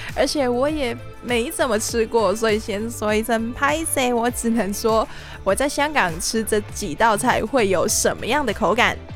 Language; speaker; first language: Chinese; non-native, fluent; Cantonese